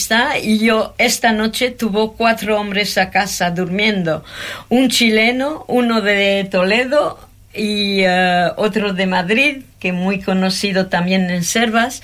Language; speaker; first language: Spanish; non-native, fluent; French